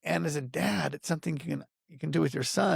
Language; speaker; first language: English; native; English